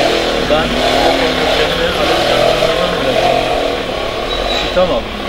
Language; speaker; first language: Turkish; native; Turkish